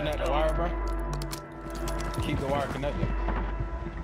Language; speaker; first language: English; native; English